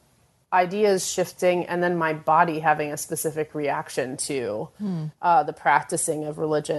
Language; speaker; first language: English; native; English